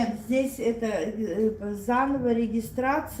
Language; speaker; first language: Russian; non-native, learner; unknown